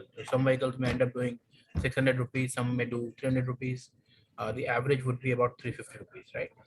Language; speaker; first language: English; non-native, local second language; Hindi